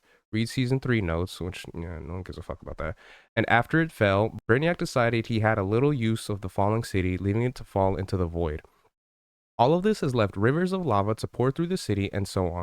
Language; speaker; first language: English; native; English